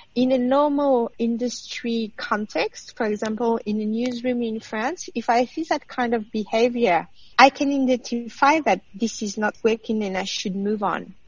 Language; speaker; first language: English; non-native, fluent; French